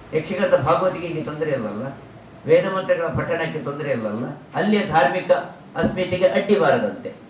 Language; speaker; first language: Kannada; non-native, local second language; Tulu